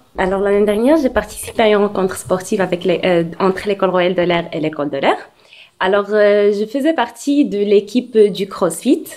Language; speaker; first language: French; non-native, local second language; Arabic